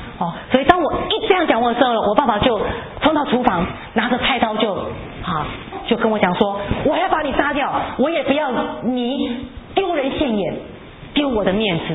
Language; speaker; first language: Chinese; non-native, local second language; Hakka Chinese